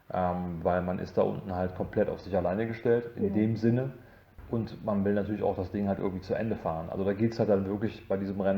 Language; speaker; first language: German; native; German